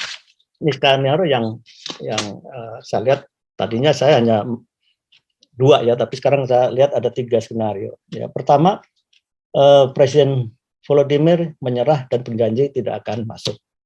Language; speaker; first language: Indonesian; native; Indonesian